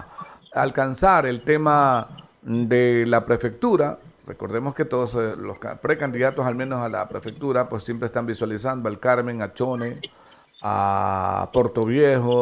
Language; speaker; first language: Spanish; native; Spanish